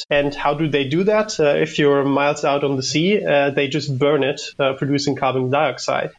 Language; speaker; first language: English; non-native, fluent; German